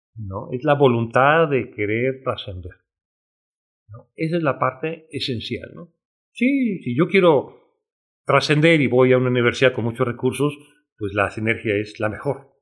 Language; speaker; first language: Spanish; native; Spanish